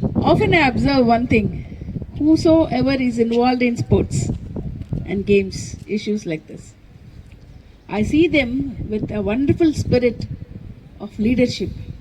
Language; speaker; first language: English; non-native, local second language; Telugu